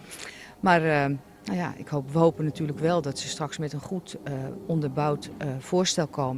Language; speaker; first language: Dutch; native; Dutch